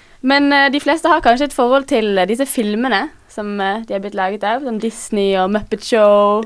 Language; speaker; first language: Norwegian; native; Norwegian